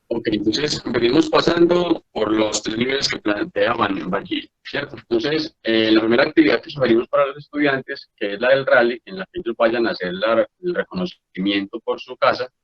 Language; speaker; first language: Spanish; native; Spanish